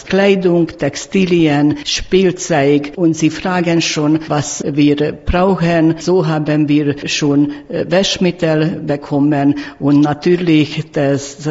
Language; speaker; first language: German; non-native, learner; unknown